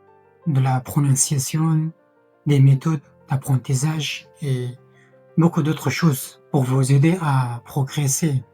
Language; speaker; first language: French; non-native, fluent; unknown